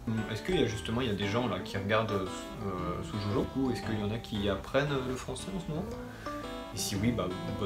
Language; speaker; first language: French; native; French